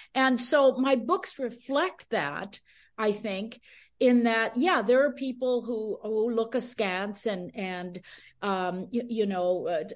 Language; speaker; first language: English; early bilingual, other home language; Spanish